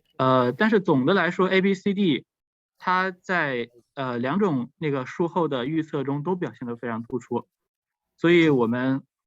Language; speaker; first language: Chinese; native; Chinese